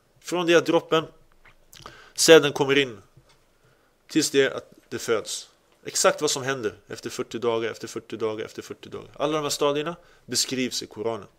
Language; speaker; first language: Swedish; early bilingual, other home language; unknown